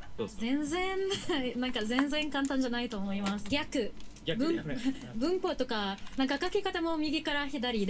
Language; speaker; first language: Japanese; non-native, learner; Arabic